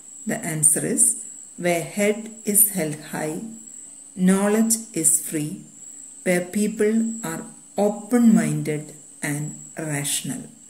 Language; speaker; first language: English; non-native, local second language; Malayalam